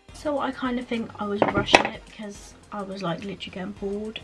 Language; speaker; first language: English; native; English